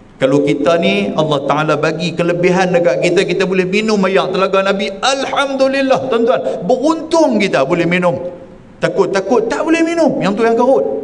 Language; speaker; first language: Malay; native; Malay